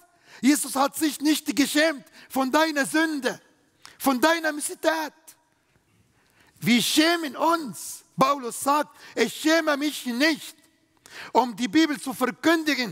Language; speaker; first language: German; non-native, fluent; Arabic